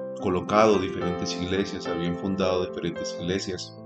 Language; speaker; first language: Spanish; native; Spanish